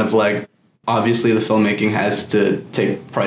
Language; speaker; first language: English; non-native, local second language; Filipino